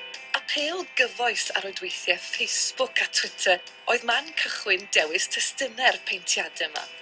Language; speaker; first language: Welsh; native; Welsh